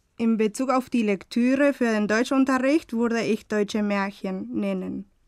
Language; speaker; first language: German; non-native, fluent; Spanish